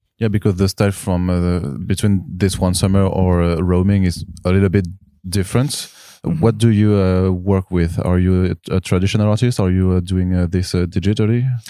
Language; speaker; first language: English; non-native, fluent; French